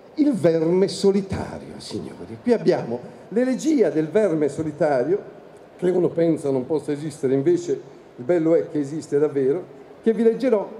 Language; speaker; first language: Italian; native; Italian